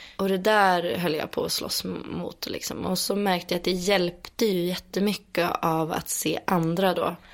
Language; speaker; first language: Swedish; native; Swedish